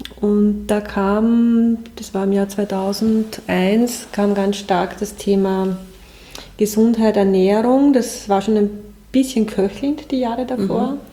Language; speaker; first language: German; native; German